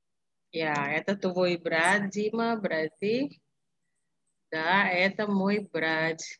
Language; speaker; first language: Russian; non-native, fluent; Indonesian